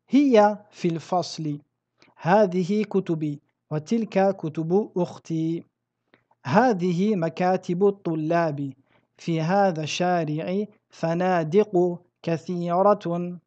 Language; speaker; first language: Arabic; non-native, fluent; French